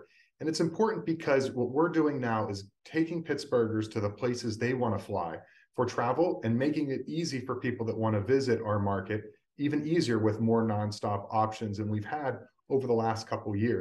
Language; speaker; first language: English; native; English